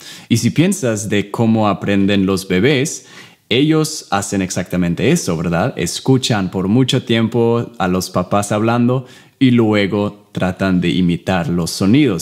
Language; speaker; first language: Spanish; non-native, fluent; English